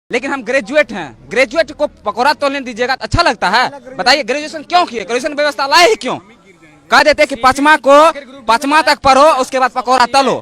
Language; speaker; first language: Hindi; native; Hindi